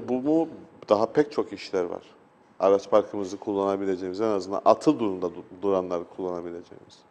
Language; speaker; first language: Turkish; native; Turkish